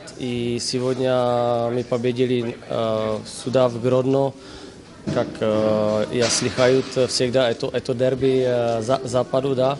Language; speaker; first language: Russian; non-native, learner; Slovak